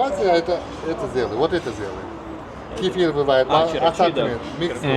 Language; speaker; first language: Russian; non-native, local second language; Uzbek